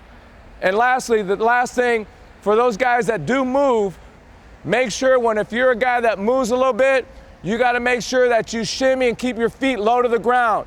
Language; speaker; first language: English; native; English